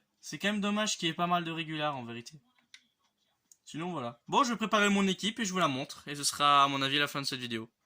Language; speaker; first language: French; native; French